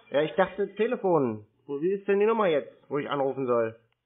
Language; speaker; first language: German; native; German